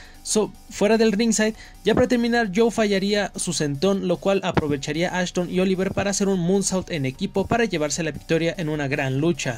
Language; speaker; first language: Spanish; native; Spanish